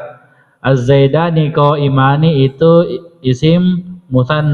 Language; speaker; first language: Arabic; non-native, fluent; Indonesian